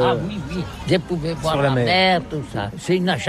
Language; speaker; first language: French; non-native, learner; Catalan